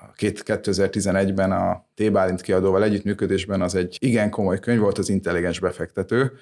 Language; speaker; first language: Hungarian; native; Hungarian